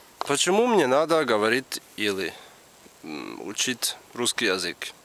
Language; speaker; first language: Russian; non-native, learner; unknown